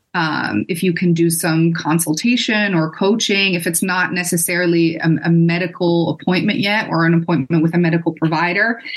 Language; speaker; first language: English; non-native, fluent; Dutch